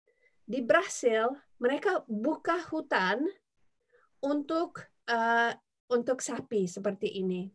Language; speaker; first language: Indonesian; non-native, fluent; English